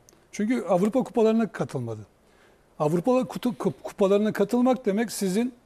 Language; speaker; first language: Turkish; native; Turkish